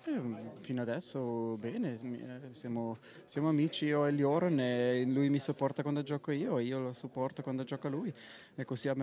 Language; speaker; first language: Italian; non-native, local second language; German